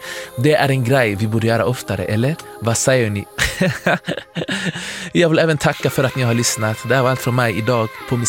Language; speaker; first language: Swedish; native; Swedish